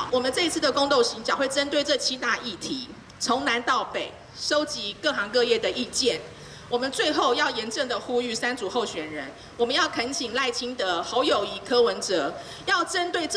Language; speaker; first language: Chinese; native; Chinese